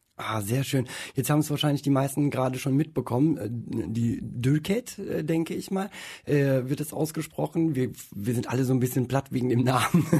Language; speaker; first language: German; native; German